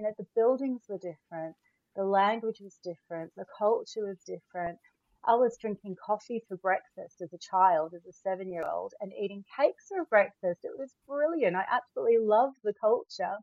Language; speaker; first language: English; native; English